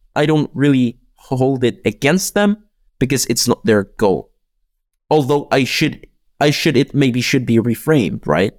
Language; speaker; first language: English; non-native, fluent; Czech